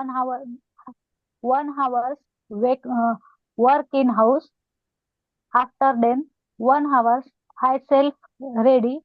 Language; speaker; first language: English; non-native, learner; Marathi